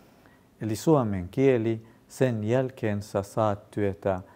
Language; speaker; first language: Finnish; non-native, fluent; Kurdish